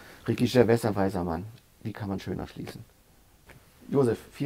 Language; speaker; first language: German; native; German